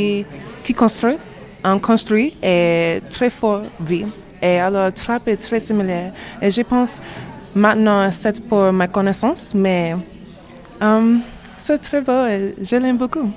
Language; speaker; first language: French; non-native, learner; English